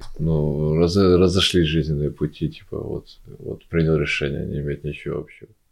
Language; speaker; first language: Ukrainian; non-native, local second language; Russian